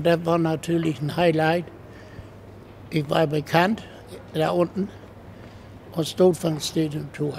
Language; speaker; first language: German; native; German